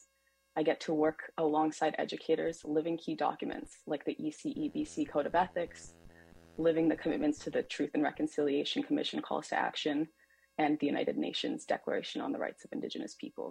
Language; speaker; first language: English; native; English